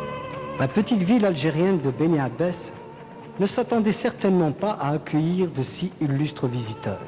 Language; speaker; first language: French; non-native, local second language; Arabic